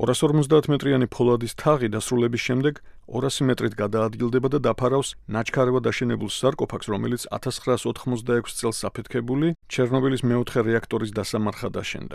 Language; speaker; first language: Georgian; native; Georgian